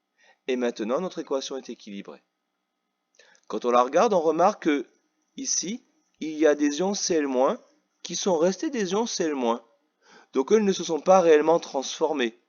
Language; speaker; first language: French; native; French